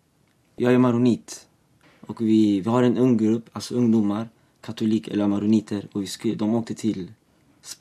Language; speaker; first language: Swedish; early bilingual, other home language; Arabic